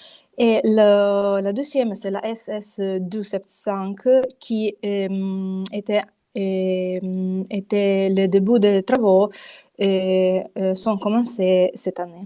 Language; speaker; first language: French; non-native, fluent; Italian